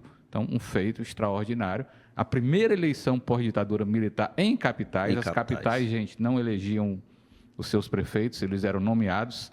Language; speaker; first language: Portuguese; native; Portuguese